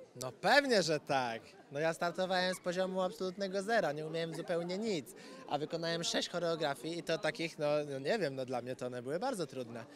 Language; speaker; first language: Polish; native; Polish